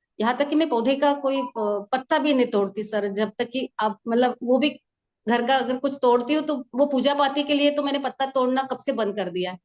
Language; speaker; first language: Hindi; non-native, local second language; Marathi